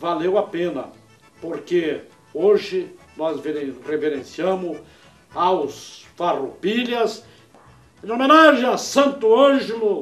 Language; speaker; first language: Portuguese; native; Portuguese